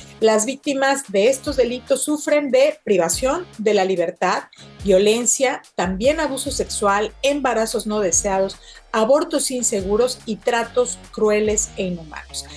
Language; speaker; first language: Spanish; native; Spanish